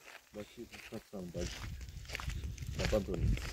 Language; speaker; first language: English; non-native, learner; Romanian